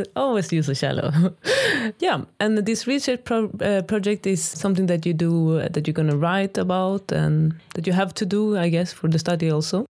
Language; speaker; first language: English; non-native, fluent; Swedish